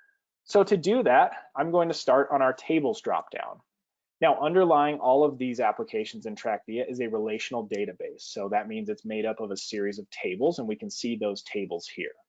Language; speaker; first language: English; native; English